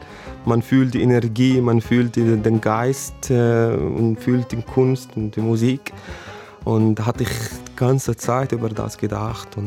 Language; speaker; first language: German; non-native, fluent; Arabic